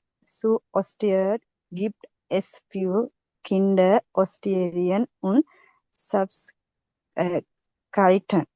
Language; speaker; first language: German; non-native, learner; Sinhala